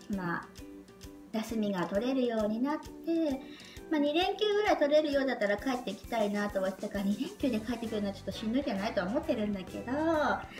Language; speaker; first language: Japanese; native; Japanese